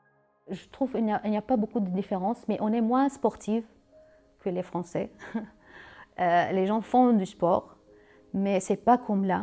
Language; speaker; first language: French; non-native, learner; Arabic